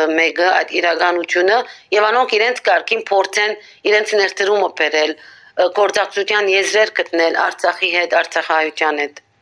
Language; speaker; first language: Armenian; native; Armenian